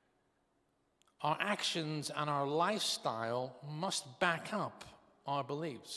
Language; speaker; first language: English; native; English